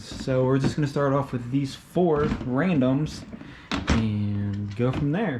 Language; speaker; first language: English; native; English